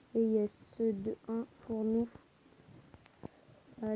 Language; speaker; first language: French; native; French